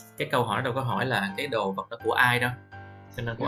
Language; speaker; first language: Vietnamese; native; Vietnamese